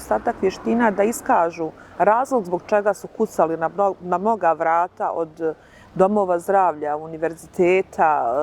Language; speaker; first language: Bosnian; native; Bosnian